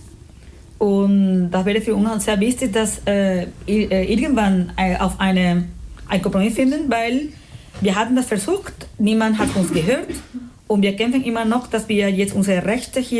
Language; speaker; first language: German; non-native, fluent; Spanish